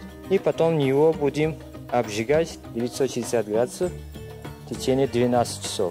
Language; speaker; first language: Russian; non-native, learner; Uzbek